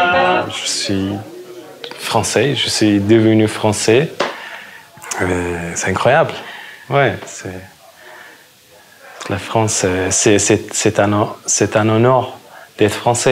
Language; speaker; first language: French; non-native, fluent; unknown